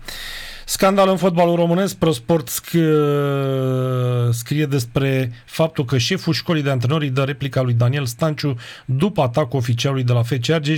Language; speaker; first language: Romanian; native; Romanian